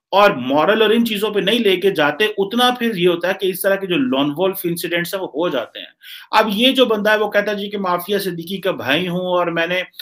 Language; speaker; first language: Hindi; native; Hindi